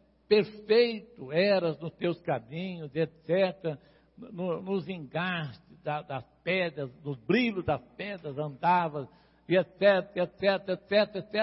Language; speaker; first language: Portuguese; native; Portuguese